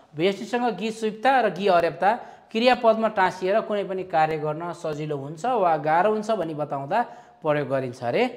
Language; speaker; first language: Nepali; native; Nepali